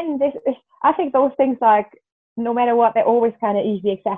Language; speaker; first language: English; non-native, fluent; German